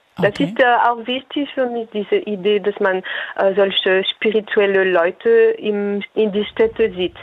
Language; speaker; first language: German; non-native, fluent; French